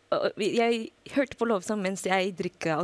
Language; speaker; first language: Norwegian; non-native, fluent; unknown